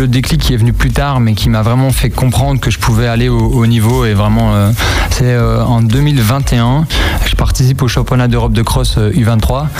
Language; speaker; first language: French; native; French